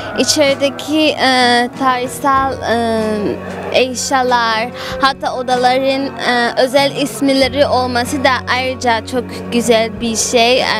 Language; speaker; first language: Turkish; non-native, fluent; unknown